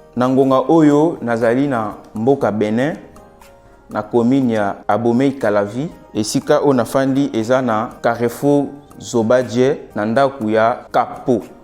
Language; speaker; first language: Lingala; non-native, local second language; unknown